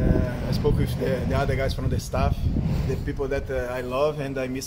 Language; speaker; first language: English; non-native, fluent; Portuguese